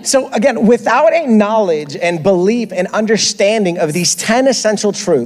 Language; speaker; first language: English; early bilingual, other home language; Spanish